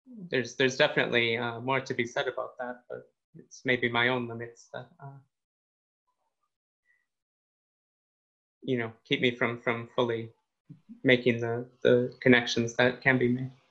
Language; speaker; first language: English; native; English